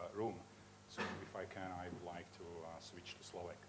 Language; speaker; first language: English; non-native, fluent; Slovak